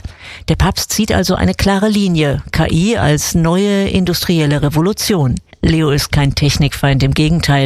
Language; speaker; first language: German; native; German